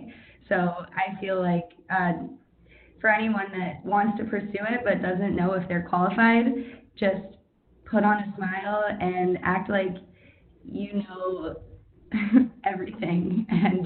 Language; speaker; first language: English; native; English